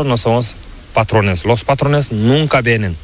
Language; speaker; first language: Spanish; non-native, learner; Fula